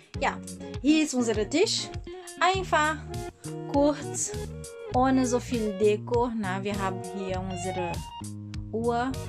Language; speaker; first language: German; non-native, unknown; Portuguese